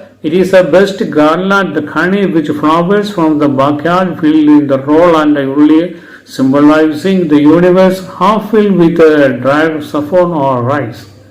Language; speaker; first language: English; non-native, local second language; Malayalam